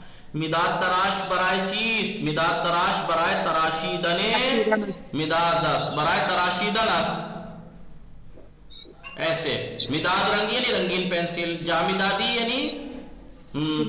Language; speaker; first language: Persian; non-native, fluent; Urdu